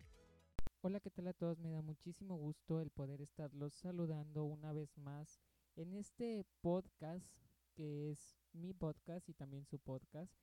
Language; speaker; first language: Spanish; native; Spanish